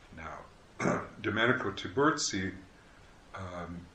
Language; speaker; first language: English; native; English